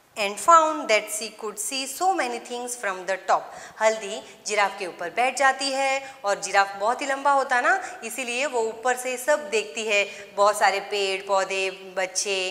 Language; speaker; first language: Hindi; non-native, local second language; Gujarati